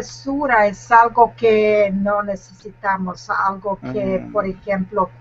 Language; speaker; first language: Spanish; non-native, learner; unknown